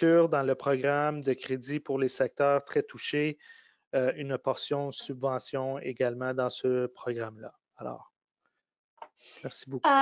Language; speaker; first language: French; native; French